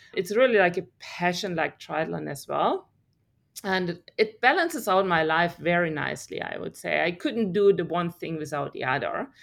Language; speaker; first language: English; non-native, fluent; German